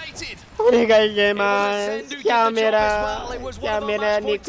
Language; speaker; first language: Japanese; non-native, learner; Filipino